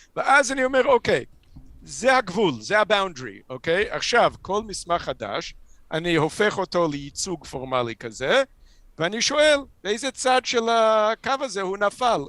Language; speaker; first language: Hebrew; non-native, fluent; English